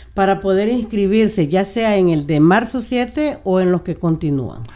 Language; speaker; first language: Spanish; native; Spanish